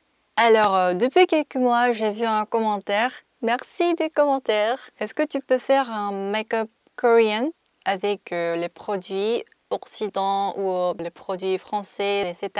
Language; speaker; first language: French; non-native, fluent; Korean